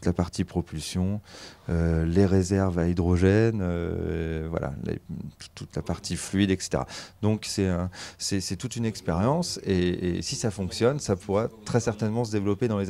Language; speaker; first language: French; native; French